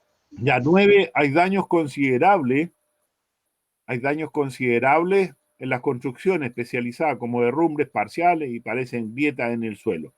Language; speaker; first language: Spanish; native; Spanish